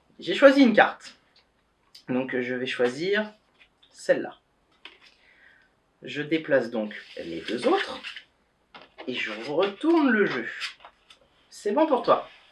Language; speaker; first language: French; native; French